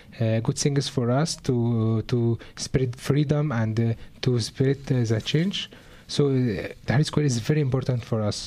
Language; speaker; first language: English; non-native, learner; Arabic